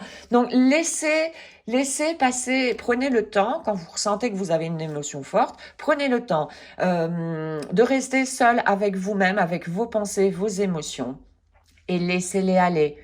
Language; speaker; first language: French; native; French